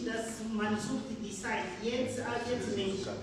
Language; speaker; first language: German; non-native, fluent; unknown